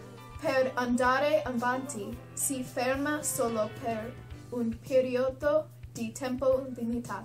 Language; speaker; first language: Italian; non-native, learner; English